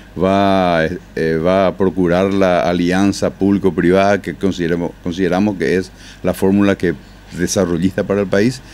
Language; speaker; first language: Spanish; native; Spanish